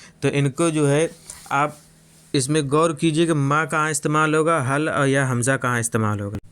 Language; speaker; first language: Urdu; native; Urdu